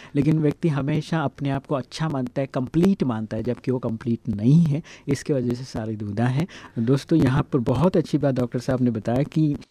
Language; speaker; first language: Hindi; native; Hindi